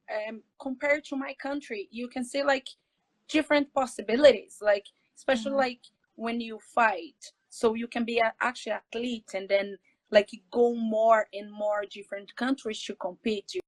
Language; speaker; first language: English; non-native, fluent; Portuguese